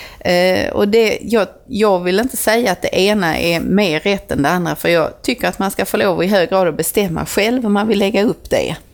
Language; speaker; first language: Swedish; native; Swedish